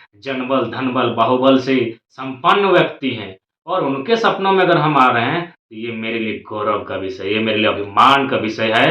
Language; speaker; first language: Hindi; non-native, local second language; Magahi